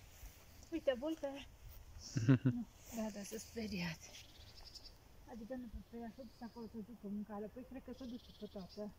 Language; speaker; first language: Romanian; early bilingual, heritage; Romanian